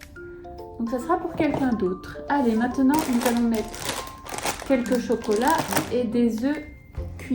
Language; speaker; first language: French; native; French